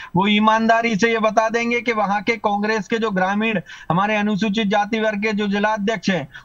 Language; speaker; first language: Hindi; native; Hindi